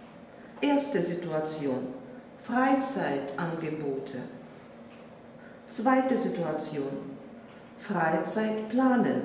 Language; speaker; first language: German; non-native, fluent; Russian